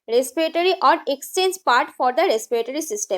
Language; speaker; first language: English; non-native, local second language; Bangla